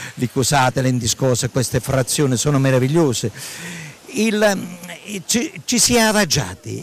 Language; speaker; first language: Italian; native; Italian